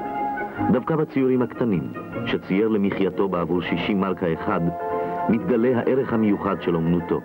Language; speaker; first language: Hebrew; native; Hebrew